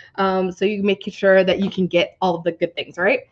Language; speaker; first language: English; native; English